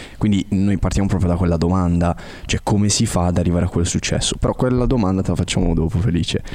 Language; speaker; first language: Italian; native; Italian